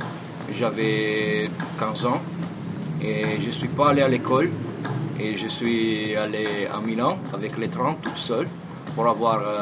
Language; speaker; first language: French; non-native, fluent; Italian